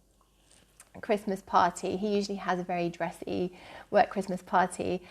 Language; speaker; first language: English; native; English